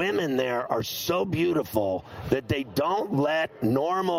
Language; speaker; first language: English; native; English